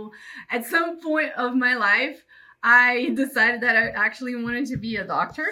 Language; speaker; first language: English; non-native, fluent; Portuguese